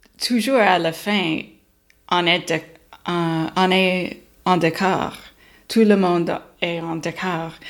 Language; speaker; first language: French; non-native, learner; English